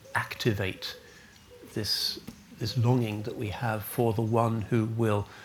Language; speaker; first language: English; native; English